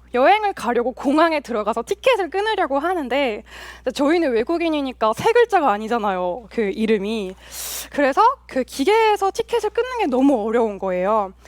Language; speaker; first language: Korean; early bilingual, heritage; Korean